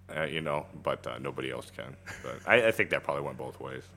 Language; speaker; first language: English; native; English